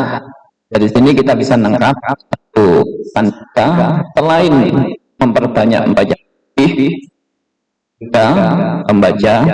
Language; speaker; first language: Indonesian; non-native, local second language; Javanese